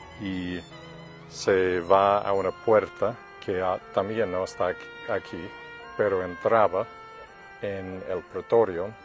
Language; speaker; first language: Spanish; non-native, fluent; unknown